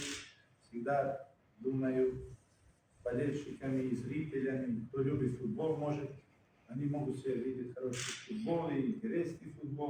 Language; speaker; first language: Russian; non-native, fluent; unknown